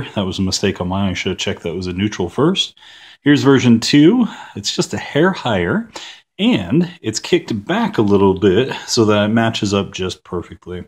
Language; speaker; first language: English; native; English